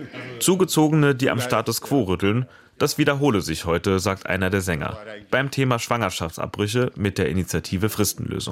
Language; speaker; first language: German; native; German